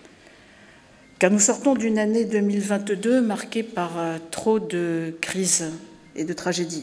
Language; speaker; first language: French; native; French